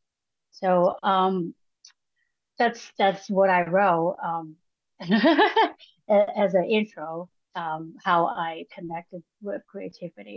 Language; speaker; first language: English; non-native, local second language; Cantonese